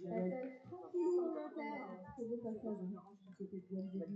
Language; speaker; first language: French; native; French